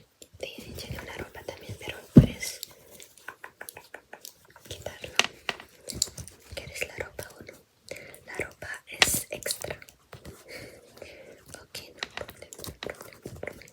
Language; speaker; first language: Spanish; non-native, fluent; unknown